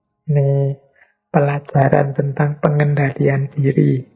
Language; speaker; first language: Indonesian; native; Indonesian